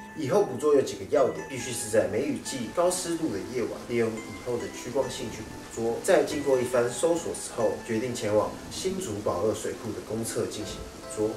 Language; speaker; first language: Chinese; native; Chinese